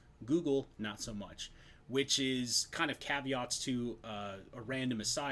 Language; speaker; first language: English; native; English